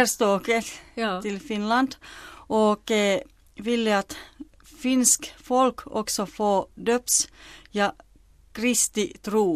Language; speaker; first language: Swedish; non-native, local second language; Finnish